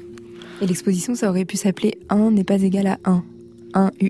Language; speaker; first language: French; native; French